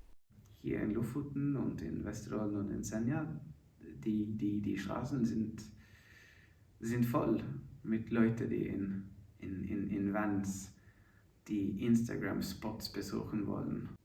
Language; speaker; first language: German; non-native, fluent; Norwegian